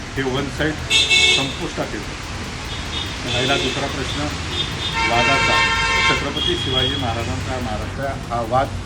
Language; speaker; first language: Marathi; native; Marathi